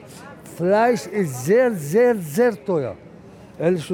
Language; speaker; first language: German; non-native, fluent; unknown